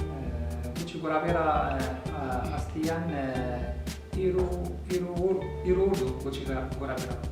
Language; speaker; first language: Basque; non-native, learner; Arabic